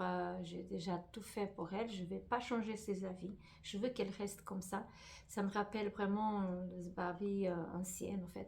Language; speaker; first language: French; non-native, fluent; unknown